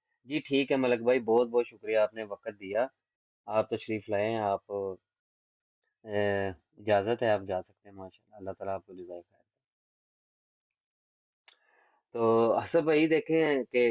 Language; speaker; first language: Hindi; non-native, local second language; Punjabi